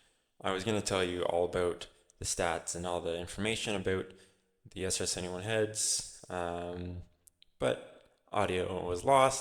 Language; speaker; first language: English; native; English